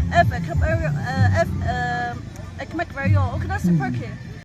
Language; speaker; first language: Turkish; non-native, learner; Chinese